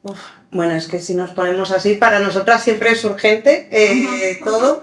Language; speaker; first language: Spanish; early bilingual, other home language; Arabic